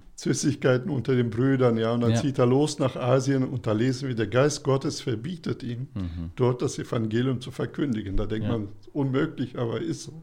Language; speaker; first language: German; early bilingual, other home language; Russian